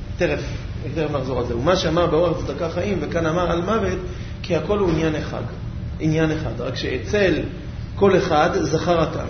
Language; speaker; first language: Hebrew; native; Hebrew